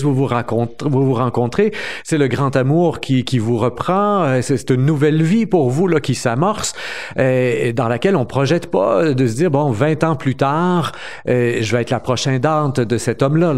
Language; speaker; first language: French; native; French